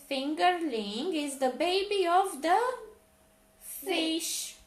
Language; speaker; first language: English; non-native, fluent; Romanian